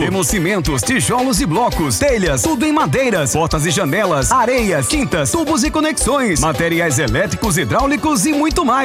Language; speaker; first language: Portuguese; native; Portuguese